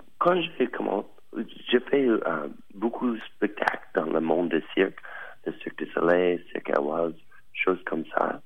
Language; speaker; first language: French; non-native, learner; English